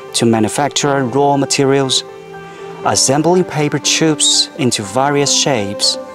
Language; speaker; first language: English; non-native, fluent; Chinese